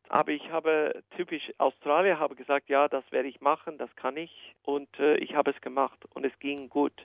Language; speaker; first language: German; non-native, fluent; English